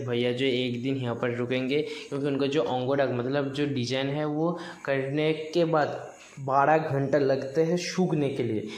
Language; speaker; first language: Hindi; non-native, local second language; Bangla